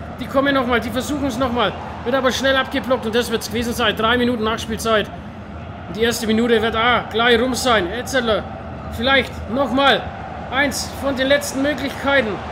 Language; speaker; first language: German; native; German